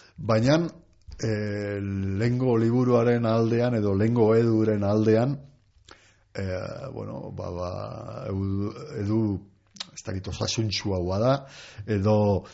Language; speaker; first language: Basque; non-native, local second language; Spanish